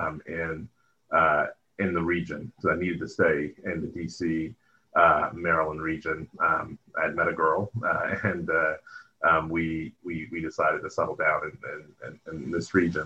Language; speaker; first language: English; native; English